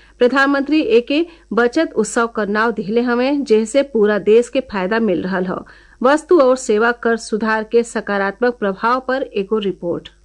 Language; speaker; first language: Bhojpuri; native; Bhojpuri